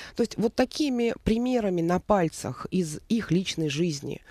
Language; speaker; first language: Russian; native; Russian